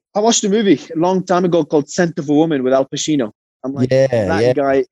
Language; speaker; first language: English; early bilingual, other home language; Arabic